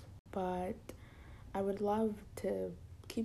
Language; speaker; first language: English; early bilingual, other home language; Spanish